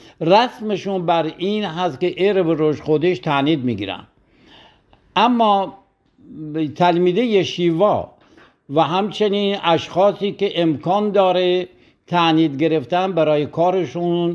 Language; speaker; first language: Persian; native; Persian